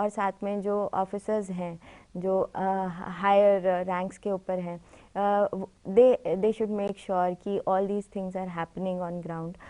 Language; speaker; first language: Hindi; native; Hindi